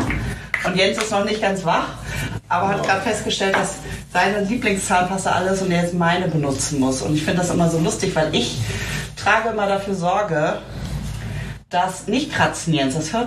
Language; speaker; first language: German; native; German